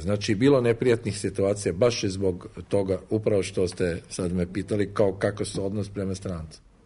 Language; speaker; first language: Croatian; non-native, fluent; Arabic